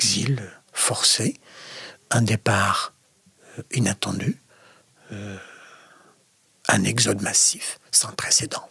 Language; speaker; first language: French; non-native, fluent; Arabic